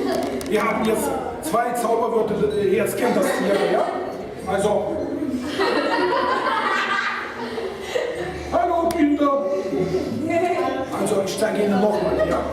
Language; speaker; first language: German; non-native, fluent; Russian